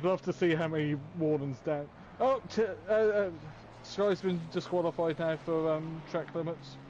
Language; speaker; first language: English; native; English